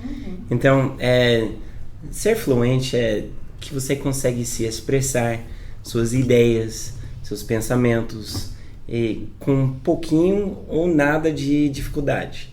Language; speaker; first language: Portuguese; non-native, fluent; English